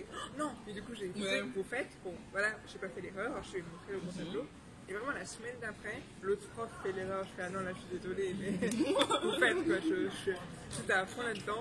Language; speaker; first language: French; native; French